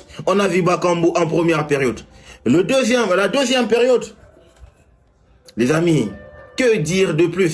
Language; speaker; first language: French; non-native, local second language; Lingala